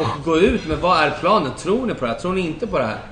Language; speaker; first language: Swedish; native; Swedish